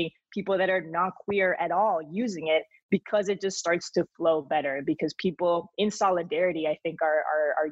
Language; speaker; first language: English; non-native, fluent; Spanish